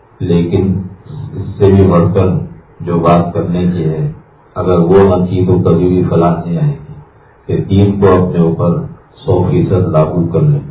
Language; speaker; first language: Urdu; native; Urdu